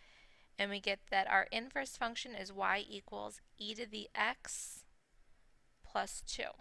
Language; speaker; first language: English; native; English